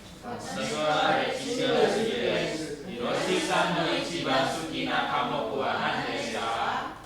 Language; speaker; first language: Japanese; non-native, learner; Indonesian